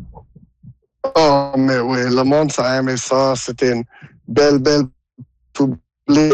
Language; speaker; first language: French; non-native, local second language; English